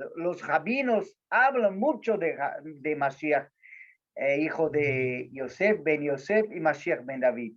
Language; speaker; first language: Spanish; non-native, fluent; Portuguese